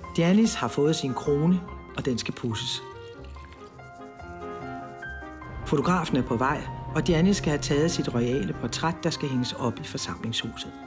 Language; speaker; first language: Danish; native; Danish